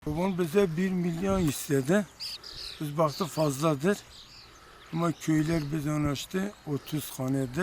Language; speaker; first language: Turkish; non-native, local second language; Kurdish